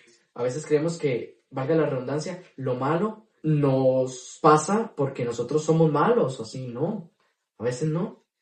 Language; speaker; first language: Spanish; native; Spanish